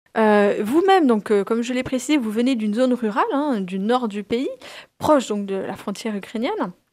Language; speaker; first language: French; native; French